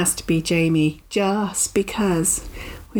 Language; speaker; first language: English; native; English